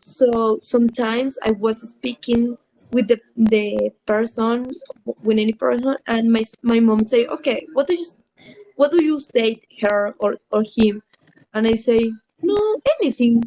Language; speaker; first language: English; non-native, learner; Spanish